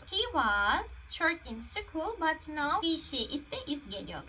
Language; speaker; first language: English; non-native, fluent; Turkish